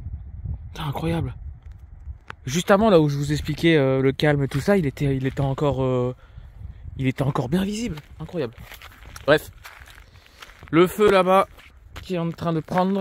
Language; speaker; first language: French; native; French